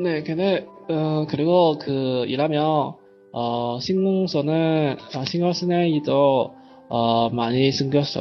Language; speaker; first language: Korean; non-native, learner; Chinese